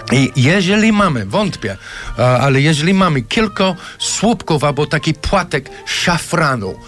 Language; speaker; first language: Polish; non-native, fluent; English